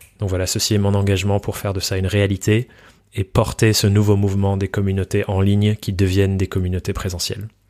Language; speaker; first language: French; native; French